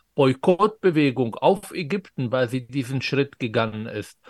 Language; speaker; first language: German; non-native, fluent; Arabic